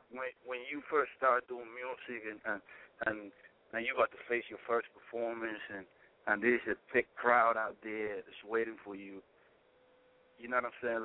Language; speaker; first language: English; non-native, fluent; Spanish